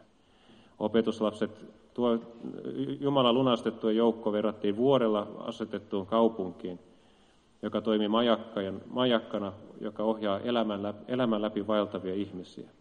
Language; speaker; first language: Finnish; native; Finnish